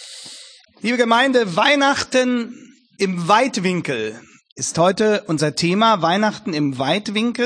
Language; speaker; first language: German; native; German